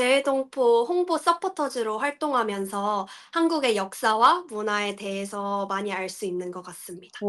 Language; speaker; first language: Korean; early bilingual, heritage; Korean